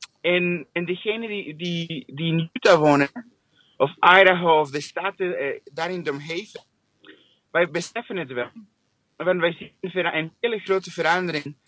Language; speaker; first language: Dutch; non-native, fluent; English